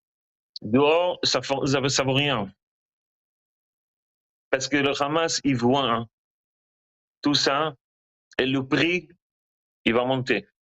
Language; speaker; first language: French; non-native, learner; Hebrew